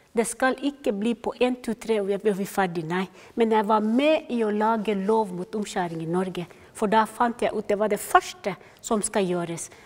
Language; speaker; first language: Norwegian; non-native, fluent; Somali